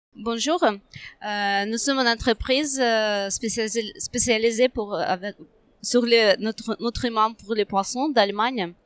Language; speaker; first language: French; non-native, fluent; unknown